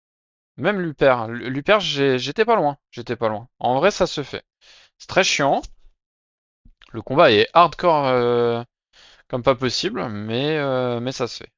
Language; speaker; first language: French; native; French